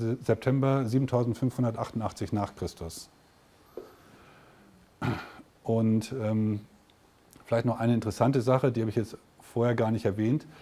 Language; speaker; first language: German; native; German